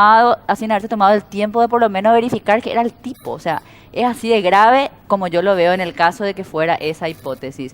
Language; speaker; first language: Spanish; native; Spanish